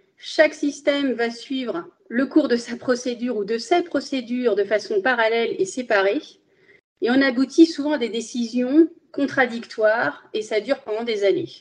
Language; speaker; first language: French; early bilingual, other home language; Spanish